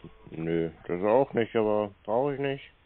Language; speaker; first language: German; native; German